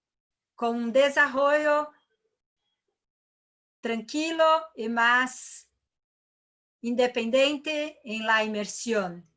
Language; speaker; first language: Spanish; non-native, learner; Portuguese